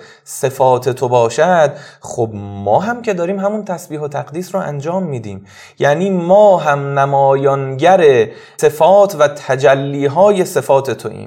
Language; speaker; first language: Persian; native; Persian